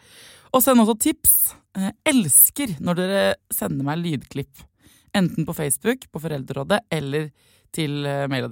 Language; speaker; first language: Norwegian; native; Norwegian